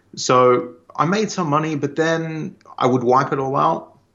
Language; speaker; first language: English; native; English